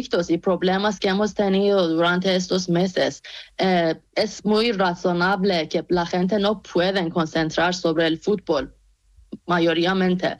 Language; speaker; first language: Spanish; non-native, fluent; Persian